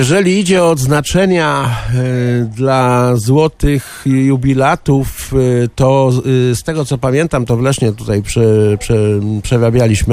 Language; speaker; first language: Polish; native; Polish